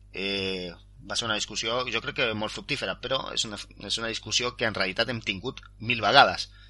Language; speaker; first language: Catalan; non-native, local second language; Spanish